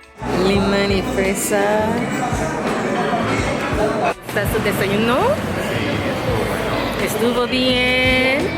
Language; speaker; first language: Spanish; non-native, learner; English